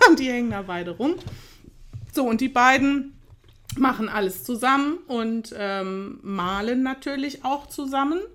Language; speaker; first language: German; native; German